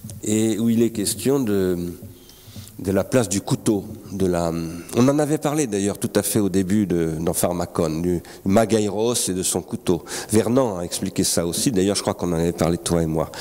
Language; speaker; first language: French; native; French